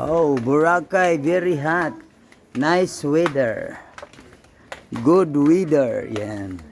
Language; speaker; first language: English; non-native, local second language; Filipino